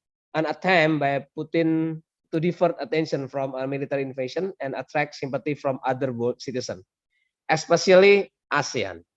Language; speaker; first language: English; non-native, learner; Indonesian